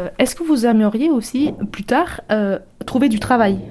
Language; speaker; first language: French; native; French